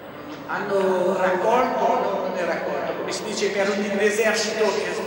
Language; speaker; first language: Italian; non-native, fluent; French